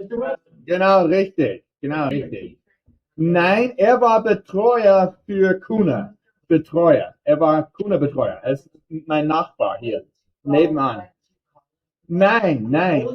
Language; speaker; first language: German; non-native, fluent; English